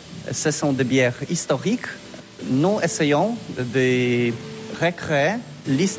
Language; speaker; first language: French; non-native, learner; Polish